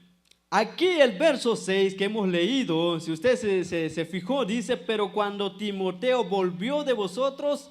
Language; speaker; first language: Spanish; native; Spanish